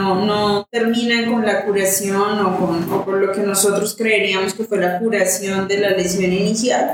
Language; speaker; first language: Spanish; native; Spanish